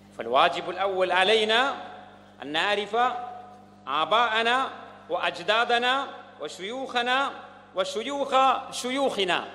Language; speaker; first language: Arabic; non-native, fluent; Malayalam